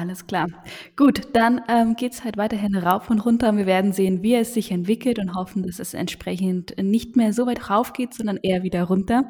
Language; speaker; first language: German; native; German